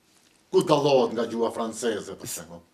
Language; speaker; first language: Albanian; native; Albanian